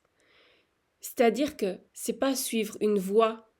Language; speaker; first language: French; native; French